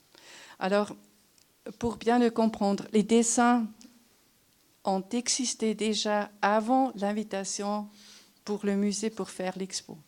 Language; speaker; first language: French; non-native, local second language; German